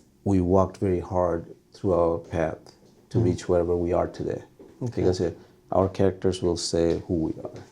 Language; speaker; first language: English; non-native, local second language; Bangla